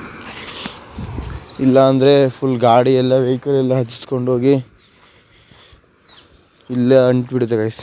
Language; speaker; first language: Kannada; native; Kannada